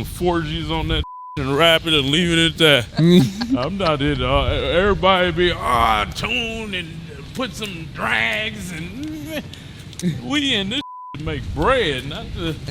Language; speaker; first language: English; native; English